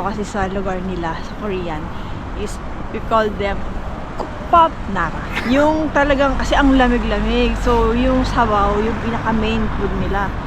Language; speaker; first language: Filipino; native; Filipino